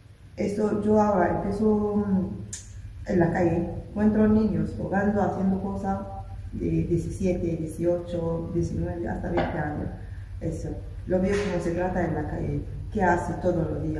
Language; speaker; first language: Spanish; non-native, local second language; Arabic